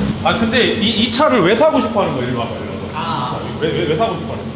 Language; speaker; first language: Korean; native; Korean